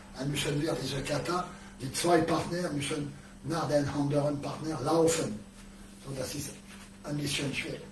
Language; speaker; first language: German; non-native, learner; French